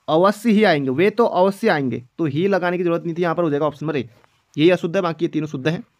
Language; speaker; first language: Hindi; native; Hindi